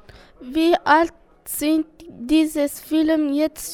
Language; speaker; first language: German; non-native, learner; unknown